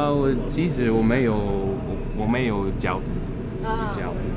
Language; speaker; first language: Chinese; non-native, fluent; English